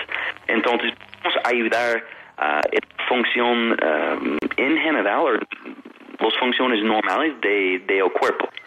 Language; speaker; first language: Spanish; non-native, fluent; English